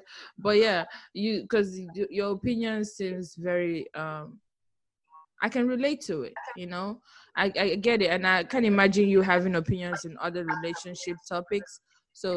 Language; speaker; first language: English; non-native, local second language; Igbo